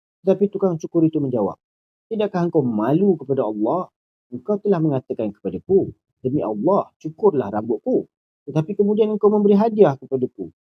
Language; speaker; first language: Malay; native; Malay